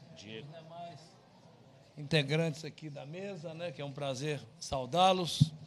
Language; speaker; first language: Portuguese; native; Portuguese